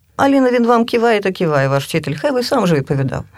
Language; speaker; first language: Ukrainian; native; Ukrainian